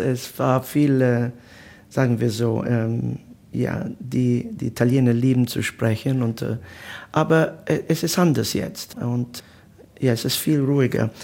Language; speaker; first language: German; non-native, learner; Italian